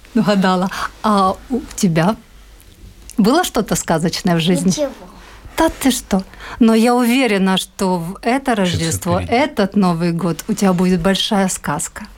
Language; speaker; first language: Ukrainian; native; Ukrainian